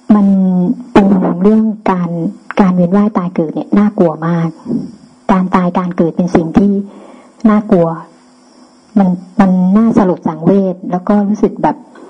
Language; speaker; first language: Thai; native; Thai